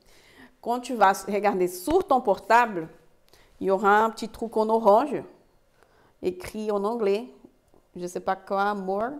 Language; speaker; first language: French; non-native, fluent; Portuguese